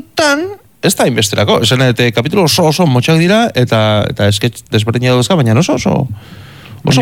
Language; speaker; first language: Basque; native; Basque